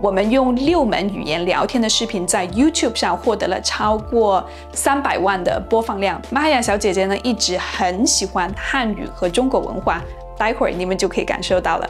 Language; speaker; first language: Chinese; native; Chinese